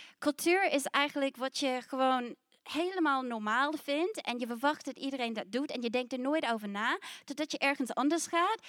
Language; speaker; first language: Dutch; non-native, fluent; English